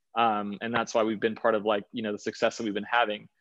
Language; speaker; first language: English; early bilingual, other home language; Danish